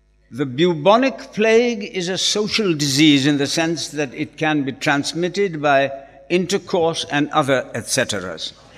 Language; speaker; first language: English; non-native, local second language; Urdu